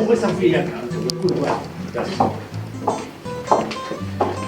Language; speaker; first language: Italian; native; Italian